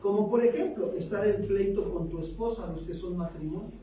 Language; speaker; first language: Spanish; native; Spanish